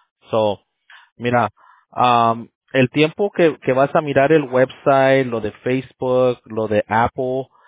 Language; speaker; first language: Spanish; early bilingual, heritage; Spanish